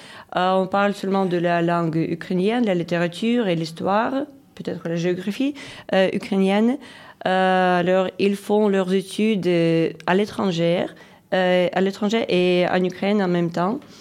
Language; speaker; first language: French; non-native, fluent; Ukrainian